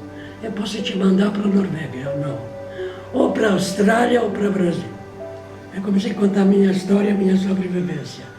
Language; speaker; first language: Portuguese; non-native, fluent; Polish